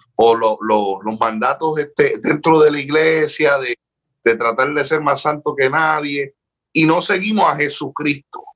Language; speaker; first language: Spanish; early bilingual, heritage; Spanish